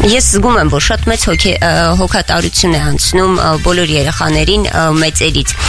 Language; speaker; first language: Armenian; native; Armenian